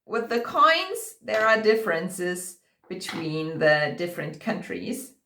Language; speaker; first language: English; non-native, fluent; German